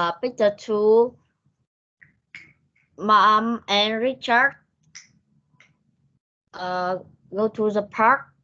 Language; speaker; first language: English; non-native, learner; Vietnamese